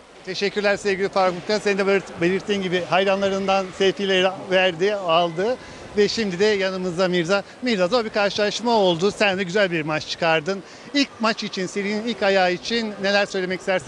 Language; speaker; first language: Turkish; native; Turkish